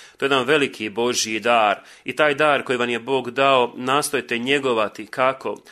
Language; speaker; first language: Croatian; native; Croatian